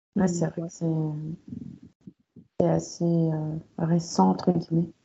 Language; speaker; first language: French; native; French